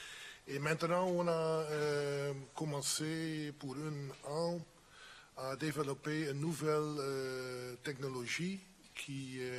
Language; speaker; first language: French; non-native, fluent; Dutch